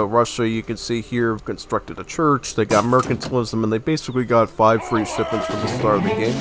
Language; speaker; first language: English; native; English